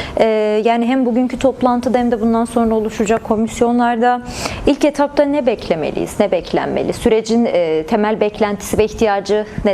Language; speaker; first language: Turkish; native; Turkish